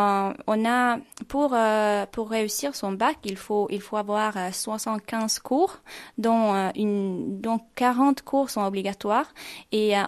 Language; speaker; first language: French; non-native, fluent; Swedish